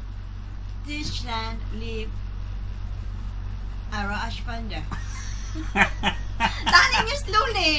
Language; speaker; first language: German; non-native, learner; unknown